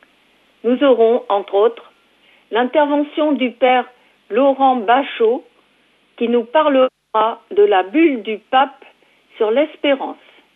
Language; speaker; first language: French; native; French